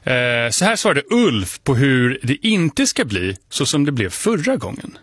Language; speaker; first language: Swedish; native; Swedish